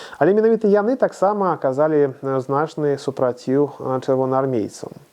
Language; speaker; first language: Belarusian; native; Belarusian